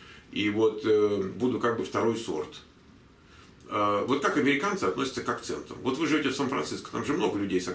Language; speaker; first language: Russian; native; Russian